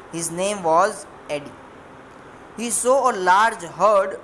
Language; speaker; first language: English; non-native, local second language; Gujarati